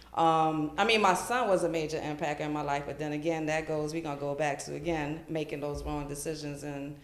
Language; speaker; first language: English; native; English